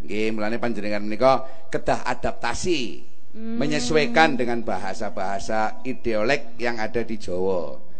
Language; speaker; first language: Indonesian; native; Indonesian